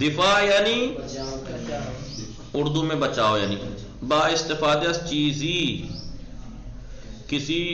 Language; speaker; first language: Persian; non-native, fluent; Urdu